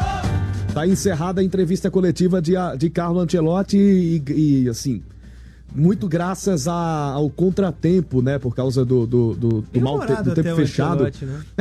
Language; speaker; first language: Portuguese; native; Portuguese